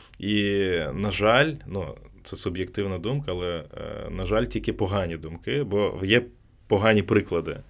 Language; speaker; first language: Ukrainian; non-native, local second language; Crimean Tatar